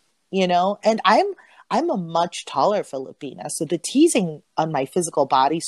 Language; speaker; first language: English; non-native, local second language; Filipino